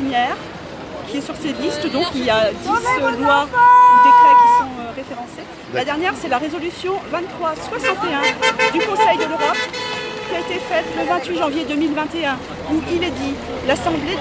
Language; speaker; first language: French; native; French